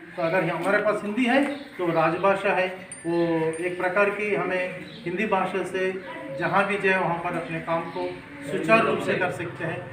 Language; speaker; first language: Hindi; non-native, local second language; Telugu